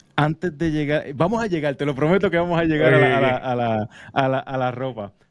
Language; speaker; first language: Spanish; native; Spanish